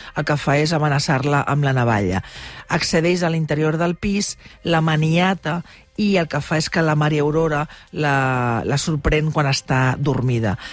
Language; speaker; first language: Catalan; non-native, local second language; Spanish